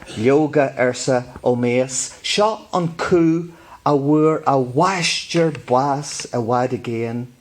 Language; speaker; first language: Irish; non-native, local second language; English